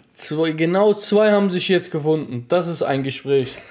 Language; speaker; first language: German; native; German